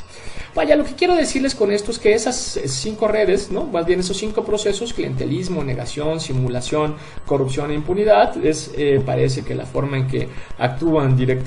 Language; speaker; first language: Spanish; native; Spanish